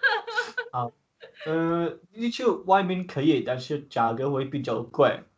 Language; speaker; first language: Chinese; non-native, learner; English